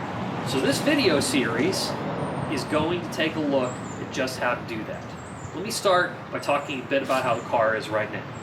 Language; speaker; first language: English; native; English